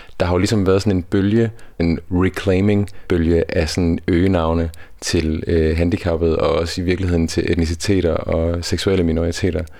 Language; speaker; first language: Danish; native; Danish